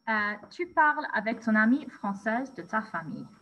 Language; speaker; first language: French; non-native, fluent; English